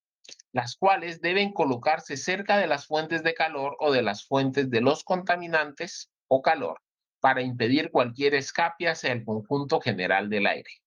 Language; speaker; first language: Spanish; native; Spanish